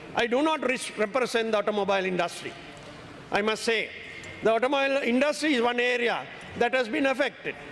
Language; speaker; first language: English; non-native, local second language; Sinhala